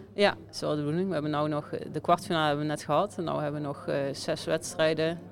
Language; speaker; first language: Dutch; native; Dutch